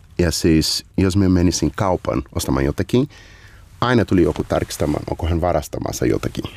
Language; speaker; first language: Finnish; non-native, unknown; Portuguese